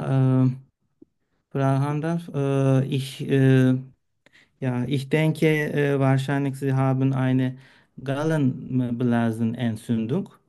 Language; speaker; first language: German; non-native, learner; Turkish